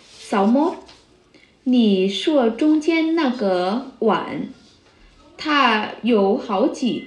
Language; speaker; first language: Chinese; non-native, fluent; Vietnamese